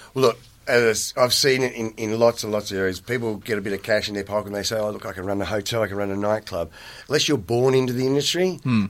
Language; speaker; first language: English; native; English